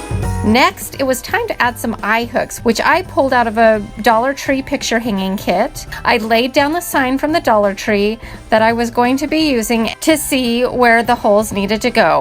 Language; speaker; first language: English; native; English